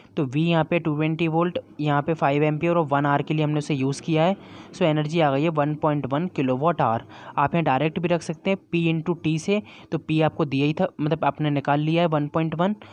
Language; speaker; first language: Hindi; native; Hindi